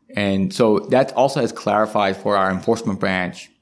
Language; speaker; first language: English; non-native, fluent; Persian